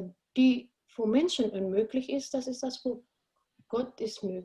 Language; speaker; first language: German; non-native, fluent; Indonesian